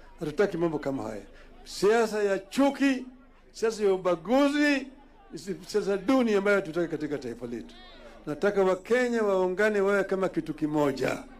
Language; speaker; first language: Swahili; native; Swahili